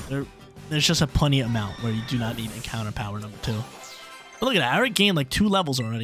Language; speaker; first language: English; native; English